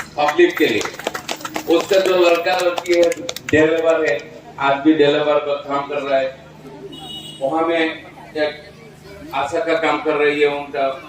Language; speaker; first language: Hindi; non-native, local second language; Bangla